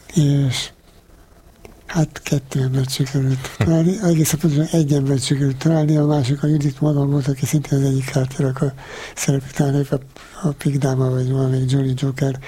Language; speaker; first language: Hungarian; native; Hungarian